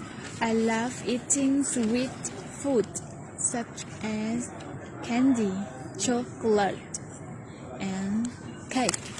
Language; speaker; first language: English; non-native, learner; Vietnamese